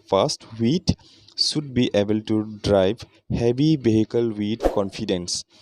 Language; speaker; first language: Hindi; non-native, local second language; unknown